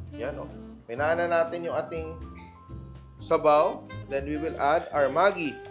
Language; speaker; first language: Filipino; non-native, local second language; Cebuano